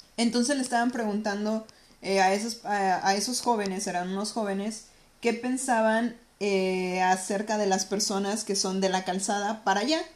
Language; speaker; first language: Spanish; native; Spanish